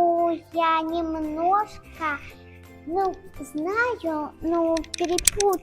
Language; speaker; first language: Russian; non-native, local second language; Tajik